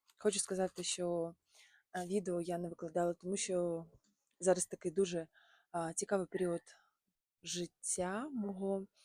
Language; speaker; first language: Ukrainian; non-native, local second language; Russian